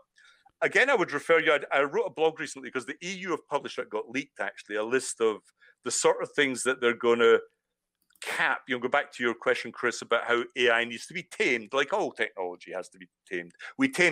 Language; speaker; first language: English; native; English